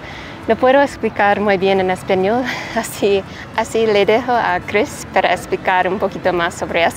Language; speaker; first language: Spanish; non-native, learner; English